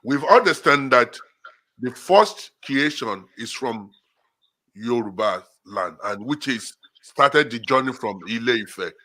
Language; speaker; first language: English; non-native, local second language; Yoruba